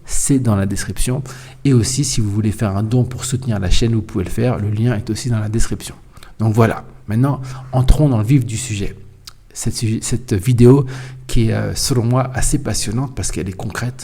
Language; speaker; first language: French; native; French